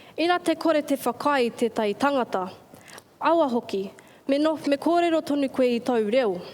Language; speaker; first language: Māori; native; Māori